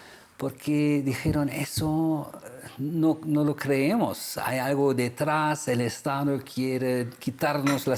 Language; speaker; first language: Spanish; non-native, fluent; German